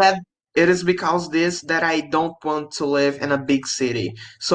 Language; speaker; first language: English; non-native, learner; Portuguese